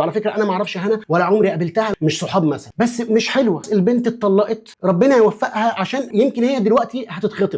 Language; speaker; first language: Arabic; native; Arabic